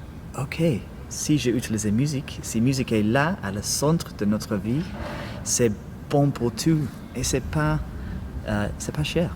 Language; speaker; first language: French; non-native, learner; English